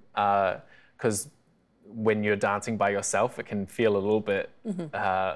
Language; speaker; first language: English; native; English